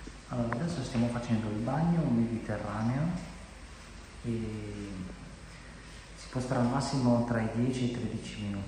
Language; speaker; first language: Italian; native; Italian